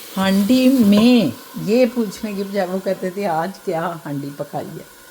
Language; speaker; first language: Urdu; non-native, local second language; Punjabi